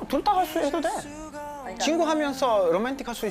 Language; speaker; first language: Korean; non-native, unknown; Italian